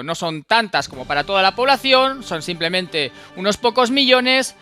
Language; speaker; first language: Spanish; native; Spanish